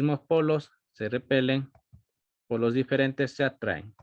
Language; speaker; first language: Spanish; native; Spanish